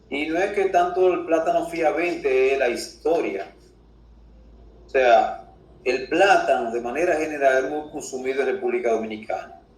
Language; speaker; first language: Spanish; native; Spanish